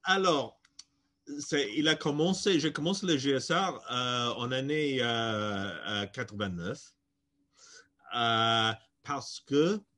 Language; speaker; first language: French; non-native, fluent; English